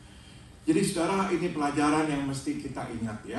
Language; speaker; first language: Indonesian; native; Indonesian